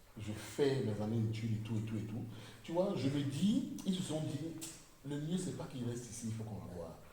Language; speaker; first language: French; non-native, local second language; Basaa